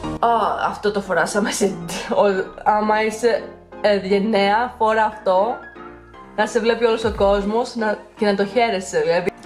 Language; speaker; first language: Greek; early bilingual, heritage; Greek